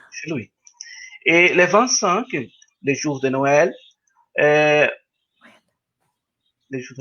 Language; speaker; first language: French; non-native, learner; Portuguese